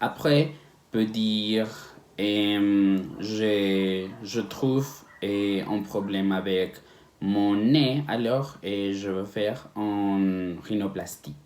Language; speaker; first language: French; non-native, learner; Spanish